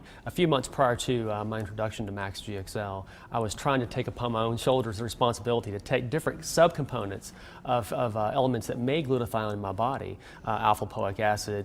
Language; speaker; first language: English; native; English